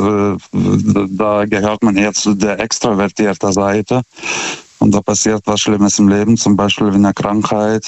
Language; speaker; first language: German; non-native, fluent; Lithuanian